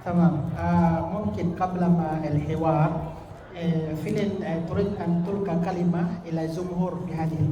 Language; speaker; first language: Arabic; non-native, fluent; Indonesian